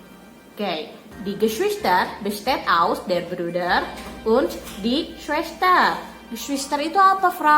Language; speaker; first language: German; non-native, learner; Indonesian